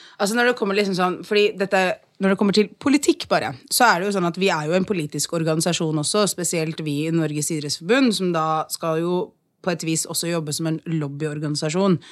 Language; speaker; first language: Norwegian; early bilingual, other home language; Arabic